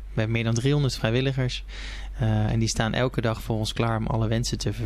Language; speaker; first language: Dutch; native; Dutch